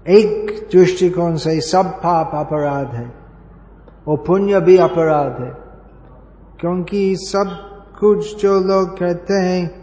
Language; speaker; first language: Hindi; non-native, fluent; English